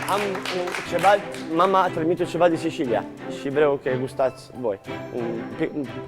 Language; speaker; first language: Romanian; non-native, learner; Italian